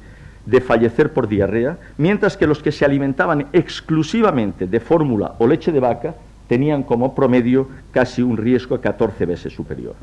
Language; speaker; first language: Spanish; native; Spanish